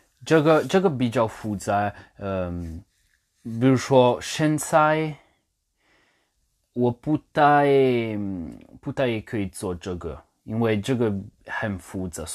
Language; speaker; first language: Chinese; non-native, learner; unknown